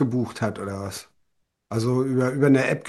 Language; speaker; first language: German; native; German